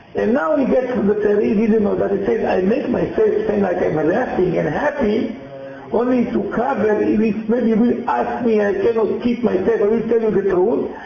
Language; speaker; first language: English; non-native, learner; Hebrew